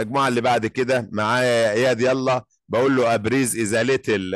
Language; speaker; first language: Arabic; native; Arabic